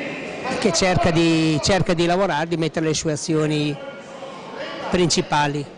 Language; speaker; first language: Italian; native; Italian